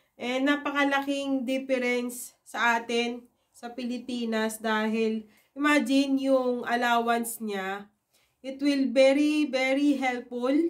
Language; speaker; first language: Filipino; native; Filipino